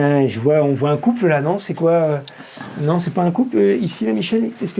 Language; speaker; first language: French; native; French